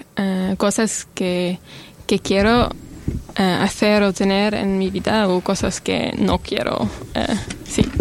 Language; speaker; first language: Spanish; non-native, learner; Italian